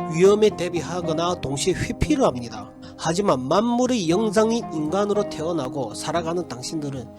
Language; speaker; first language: Korean; early bilingual, heritage; Korean